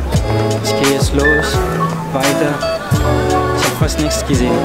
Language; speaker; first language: German; non-native, learner; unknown